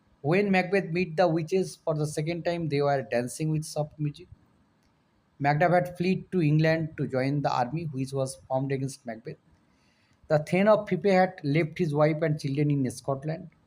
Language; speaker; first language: English; non-native, local second language; Bangla